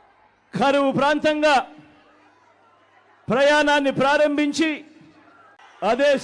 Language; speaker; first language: Telugu; native; Telugu